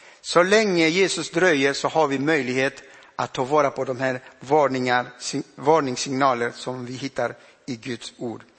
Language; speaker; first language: Swedish; non-native, fluent; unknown